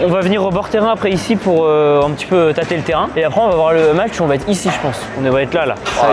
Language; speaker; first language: French; native; French